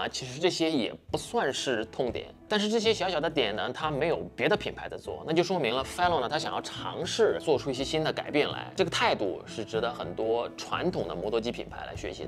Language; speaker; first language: Chinese; native; Chinese